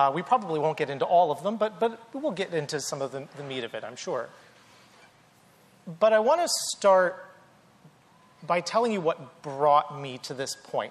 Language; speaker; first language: English; native; English